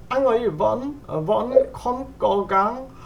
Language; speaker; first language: Vietnamese; non-native, learner; Korean